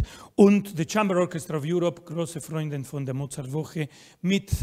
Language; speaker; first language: German; non-native, fluent; Spanish